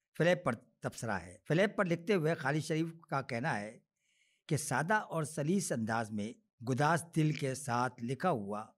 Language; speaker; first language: Urdu; native; Urdu